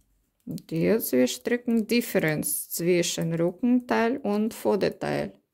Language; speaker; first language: German; non-native, learner; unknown